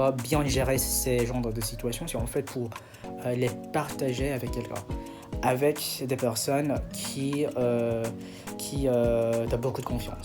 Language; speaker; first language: French; non-native, fluent; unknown